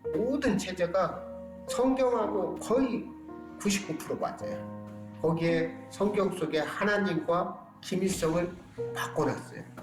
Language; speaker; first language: Korean; native; Korean